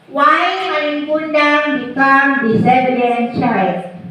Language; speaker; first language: English; non-native, learner; Indonesian